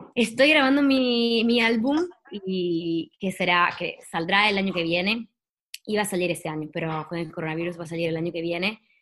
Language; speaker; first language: Spanish; non-native, fluent; Italian